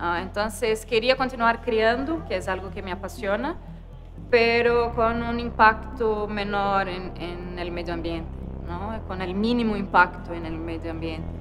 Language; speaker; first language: Spanish; non-native, fluent; Portuguese